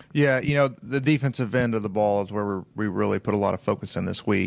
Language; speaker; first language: English; native; English